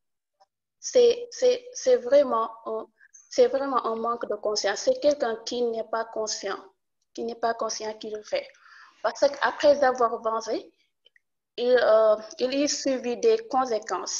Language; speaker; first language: French; non-native, local second language; Wolof